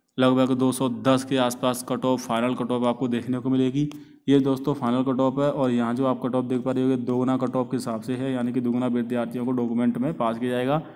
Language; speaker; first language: Hindi; native; Hindi